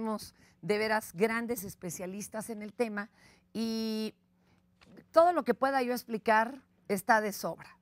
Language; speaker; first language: Spanish; native; Spanish